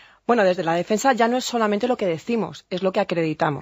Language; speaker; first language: Spanish; native; Spanish